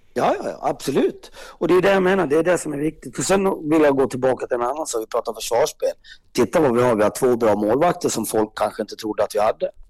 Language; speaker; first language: Swedish; native; Swedish